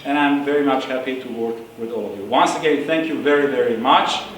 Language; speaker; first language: English; non-native, fluent; Armenian